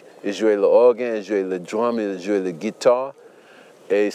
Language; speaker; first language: French; non-native, learner; English